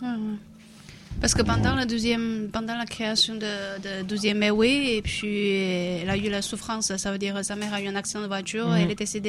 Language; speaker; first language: French; non-native, learner; Chinese